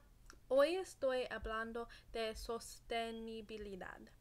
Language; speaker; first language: Spanish; non-native, learner; English